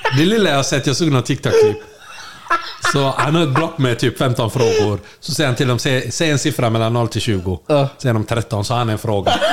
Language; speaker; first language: Swedish; early bilingual, other home language; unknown